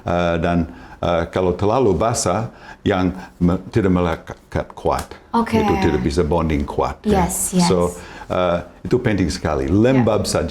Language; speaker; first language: Indonesian; non-native, fluent; English